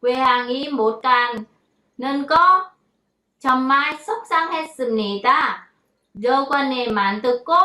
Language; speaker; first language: Korean; non-native, learner; Vietnamese